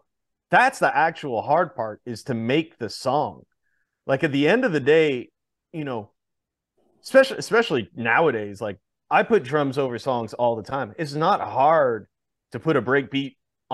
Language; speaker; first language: English; native; English